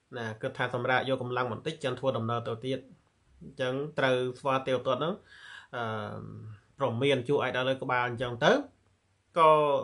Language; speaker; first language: Khmer; native; Khmer